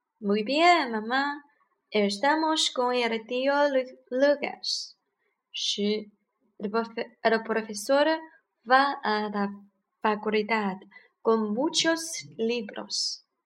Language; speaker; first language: Spanish; non-native, learner; Chinese